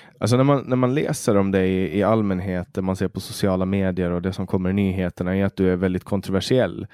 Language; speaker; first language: Swedish; native; Swedish